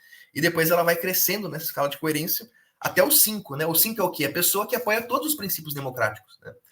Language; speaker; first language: Portuguese; native; Portuguese